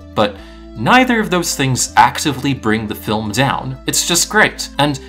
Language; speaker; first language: English; native; English